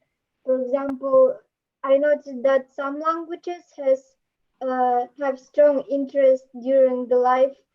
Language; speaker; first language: English; non-native, learner; Russian